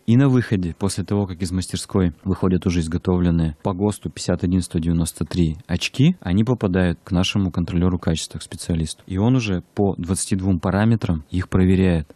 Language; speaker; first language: Russian; native; Russian